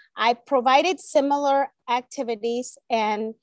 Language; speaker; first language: English; non-native, fluent; Spanish